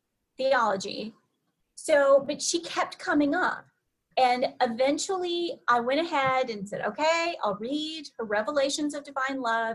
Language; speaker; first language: English; native; English